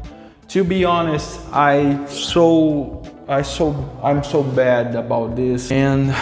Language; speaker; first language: English; non-native, local second language; Portuguese